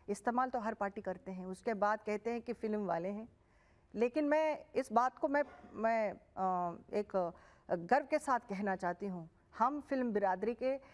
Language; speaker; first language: Hindi; non-native, local second language; Telugu